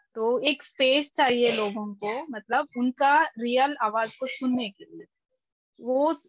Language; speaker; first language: Hindi; non-native, local second language; Kannada